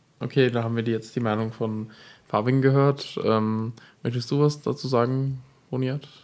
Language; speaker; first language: German; native; German